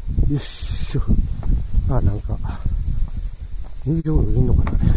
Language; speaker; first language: Japanese; native; Japanese